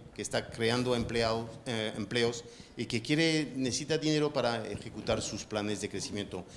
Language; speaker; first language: Spanish; non-native, fluent; French